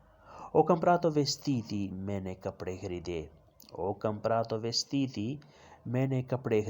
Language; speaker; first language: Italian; non-native, learner; Urdu